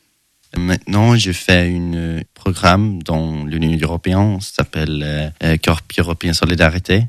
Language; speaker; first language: French; non-native, learner; Swedish